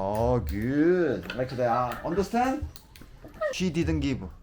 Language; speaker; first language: English; non-native, learner; Korean